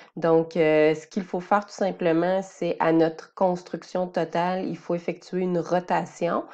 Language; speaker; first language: French; native; French